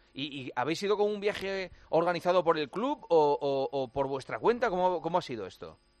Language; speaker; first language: Spanish; native; Spanish